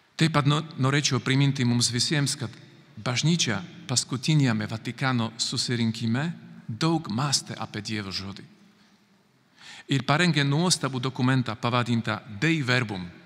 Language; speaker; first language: Lithuanian; non-native, fluent; Slovak